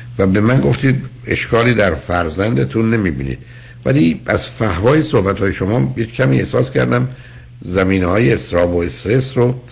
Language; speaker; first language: Persian; native; Persian